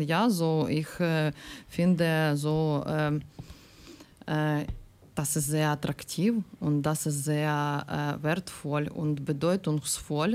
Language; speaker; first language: German; non-native, learner; Ukrainian